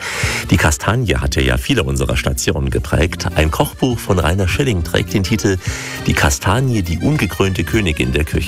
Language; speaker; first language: German; native; German